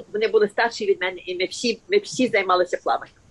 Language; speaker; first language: Ukrainian; early bilingual, heritage; Ukrainian